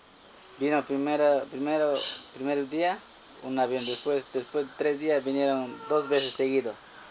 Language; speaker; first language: Spanish; non-native, local second language; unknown